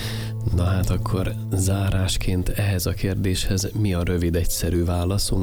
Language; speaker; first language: Hungarian; native; Hungarian